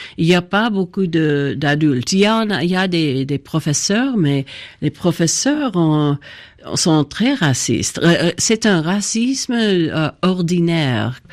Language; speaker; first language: French; non-native, fluent; English